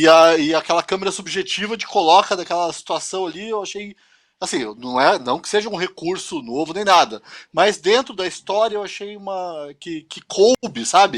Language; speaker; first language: Portuguese; native; Portuguese